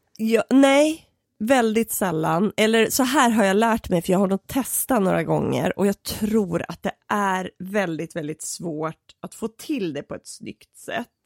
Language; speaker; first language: Swedish; native; Swedish